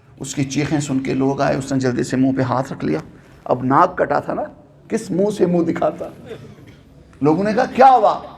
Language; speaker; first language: Urdu; non-native, local second language; Punjabi